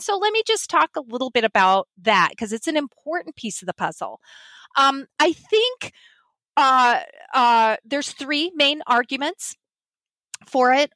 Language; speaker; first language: English; native; English